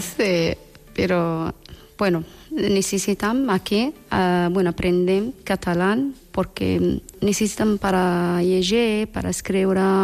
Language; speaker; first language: Catalan; non-native, learner; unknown